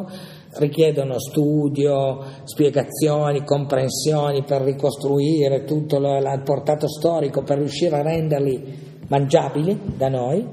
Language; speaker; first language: Italian; native; Italian